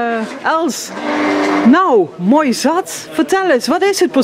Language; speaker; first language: Dutch; native; Dutch